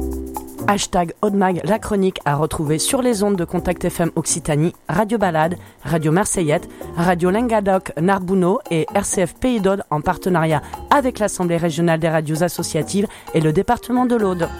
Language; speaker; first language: French; native; French